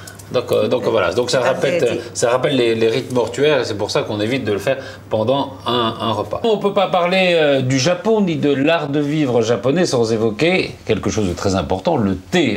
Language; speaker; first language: French; native; French